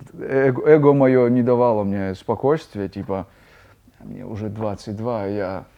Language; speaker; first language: Russian; native; Russian